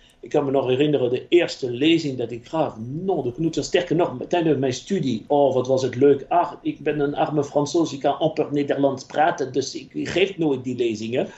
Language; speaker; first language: Dutch; non-native, fluent; French